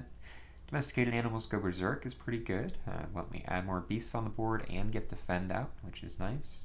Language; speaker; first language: English; native; English